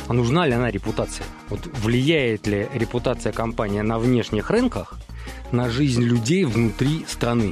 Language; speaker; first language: Russian; native; Russian